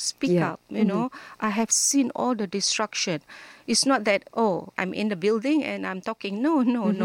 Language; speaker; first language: English; non-native, local second language; Malay